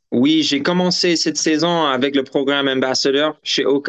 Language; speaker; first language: French; non-native, fluent; English